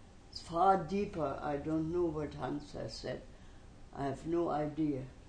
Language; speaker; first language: English; non-native, fluent; German